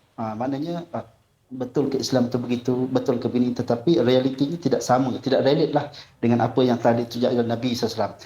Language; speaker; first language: Malay; non-native, local second language; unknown